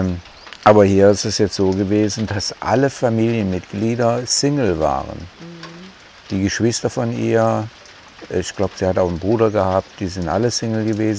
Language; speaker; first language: German; native; German